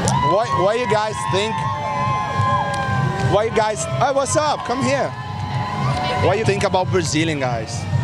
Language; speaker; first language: English; non-native, fluent; Portuguese